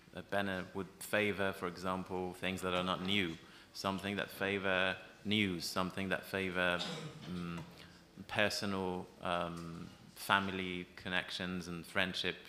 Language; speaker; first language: English; non-native, fluent; Persian